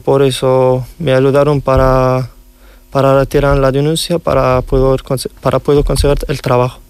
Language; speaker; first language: Spanish; non-native, learner; Riffian